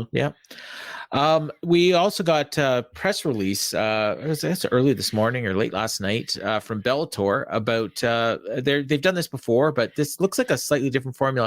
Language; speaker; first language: English; native; English